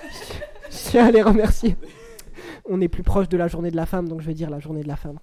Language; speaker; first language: French; early bilingual, other home language; Arabic